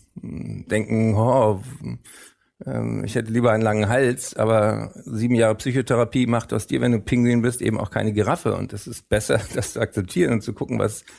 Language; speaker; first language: German; native; German